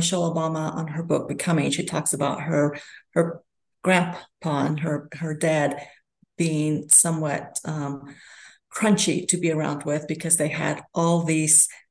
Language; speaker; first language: English; early bilingual, other home language; Spanish